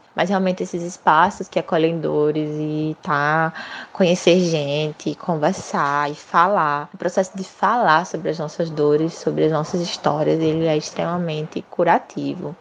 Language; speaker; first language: Portuguese; native; Portuguese